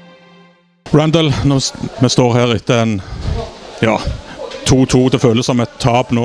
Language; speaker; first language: Norwegian; native; Norwegian